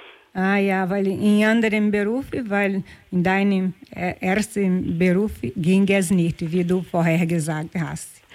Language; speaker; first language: German; non-native, fluent; Portuguese